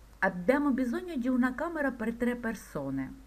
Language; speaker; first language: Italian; non-native, fluent; Ukrainian